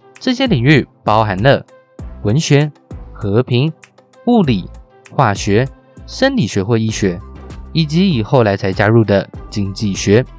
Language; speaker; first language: Chinese; native; Chinese